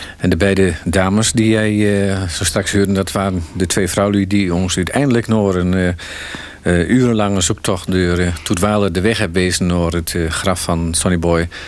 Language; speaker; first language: Dutch; native; Dutch